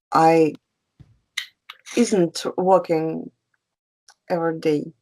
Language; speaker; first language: English; non-native, learner; Russian